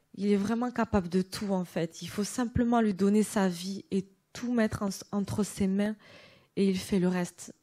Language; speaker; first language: French; native; French